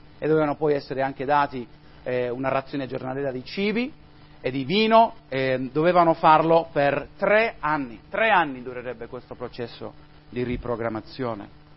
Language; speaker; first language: Italian; non-native, fluent; Spanish